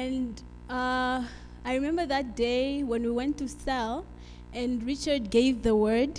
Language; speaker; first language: English; non-native, local second language; Afrikaans